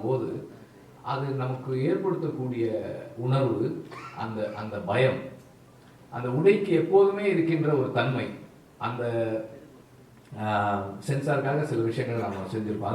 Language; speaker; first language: Tamil; native; Tamil